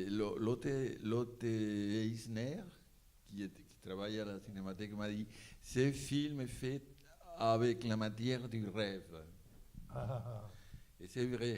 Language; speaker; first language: French; non-native, fluent; Spanish